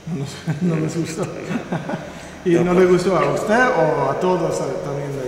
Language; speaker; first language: Spanish; non-native, fluent; English